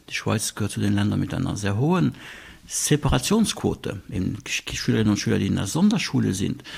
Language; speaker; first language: German; non-native, local second language; Luxembourgish